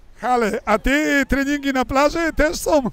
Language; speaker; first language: Polish; native; Polish